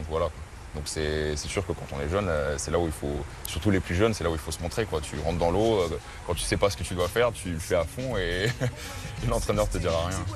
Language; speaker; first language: French; native; French